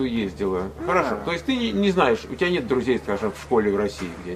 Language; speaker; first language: Russian; native; Russian